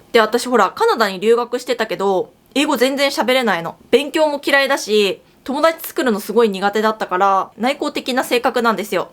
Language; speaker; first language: Japanese; native; Japanese